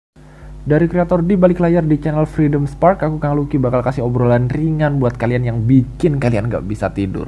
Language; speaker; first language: Indonesian; native; Indonesian